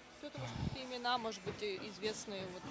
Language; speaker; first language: Russian; native; Russian